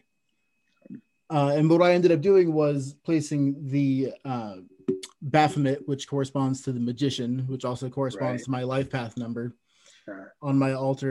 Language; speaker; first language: English; native; English